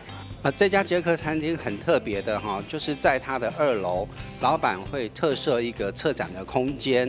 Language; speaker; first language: Chinese; native; Chinese